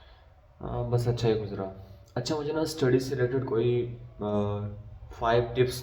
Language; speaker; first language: Hindi; native; Hindi